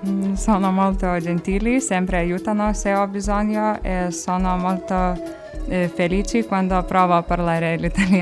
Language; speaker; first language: Italian; non-native, learner; Lithuanian